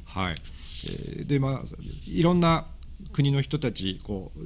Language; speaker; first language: Japanese; native; Japanese